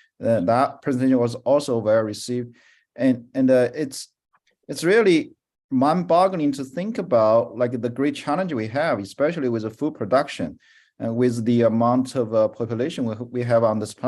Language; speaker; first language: English; non-native, fluent; Chinese